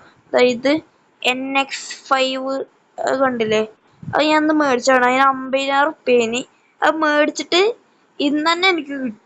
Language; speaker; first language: Malayalam; native; Malayalam